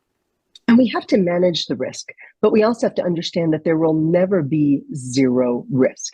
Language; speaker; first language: English; native; English